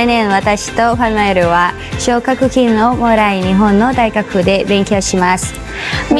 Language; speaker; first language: Japanese; non-native, learner; Thai